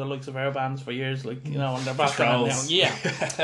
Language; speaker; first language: English; native; English